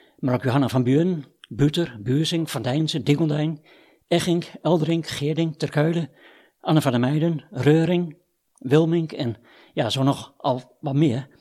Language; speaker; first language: Dutch; native; Dutch